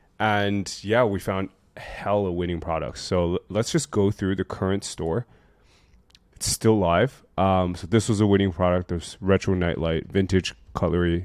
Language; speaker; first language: English; native; English